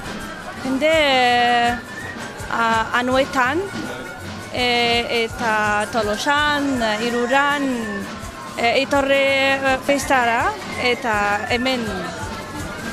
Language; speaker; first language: Basque; non-native, learner; Arabic